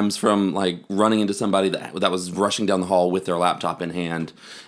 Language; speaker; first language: English; native; English